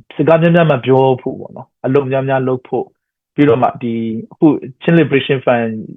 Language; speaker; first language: Burmese; non-native, local second language; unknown